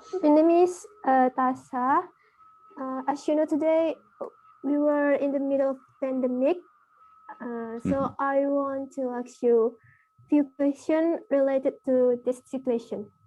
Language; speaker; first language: English; non-native, learner; Indonesian